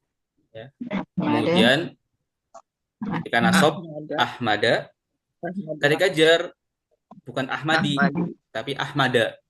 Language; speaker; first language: Indonesian; native; Indonesian